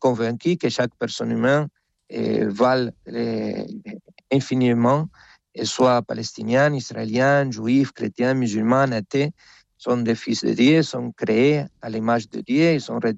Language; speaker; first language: French; non-native, fluent; Spanish